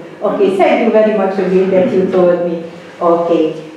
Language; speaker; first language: English; non-native, fluent; Hungarian